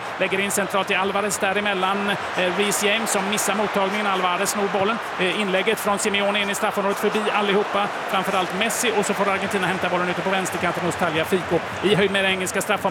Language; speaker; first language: Swedish; native; Swedish